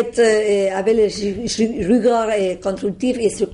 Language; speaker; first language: French; non-native, learner; Spanish